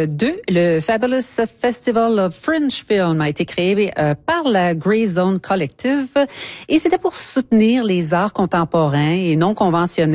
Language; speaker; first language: French; native; French